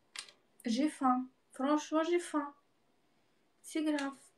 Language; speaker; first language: French; non-native, learner; Russian